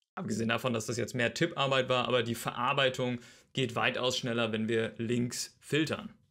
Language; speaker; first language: German; native; German